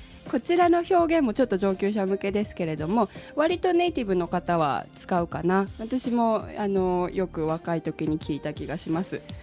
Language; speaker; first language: Japanese; native; Japanese